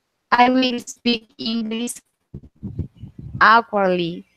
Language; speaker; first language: English; non-native, learner; Spanish